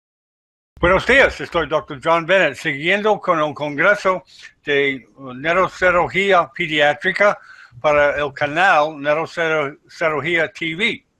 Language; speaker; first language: Spanish; non-native, learner; English